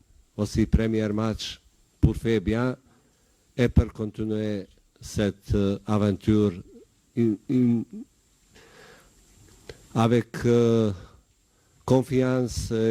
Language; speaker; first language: French; non-native, learner; Bosnian